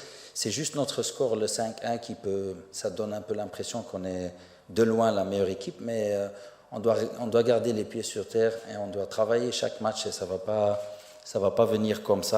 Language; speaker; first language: French; non-native, fluent; Arabic